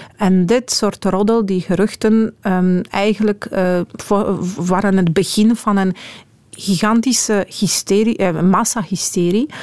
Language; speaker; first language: Dutch; non-native, fluent; Polish